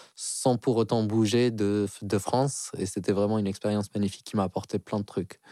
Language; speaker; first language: French; non-native, local second language; Arabic